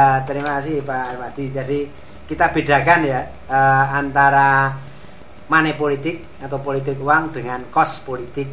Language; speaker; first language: Indonesian; native; Indonesian